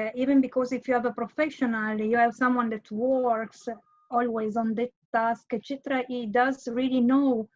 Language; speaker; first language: English; non-native, fluent; Italian